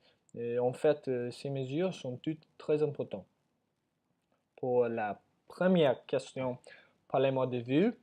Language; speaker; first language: French; non-native, learner; English